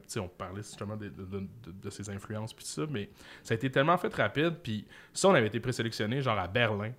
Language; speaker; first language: French; native; French